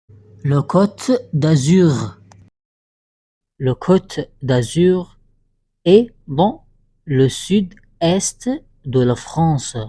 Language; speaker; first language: French; non-native, fluent; Arabic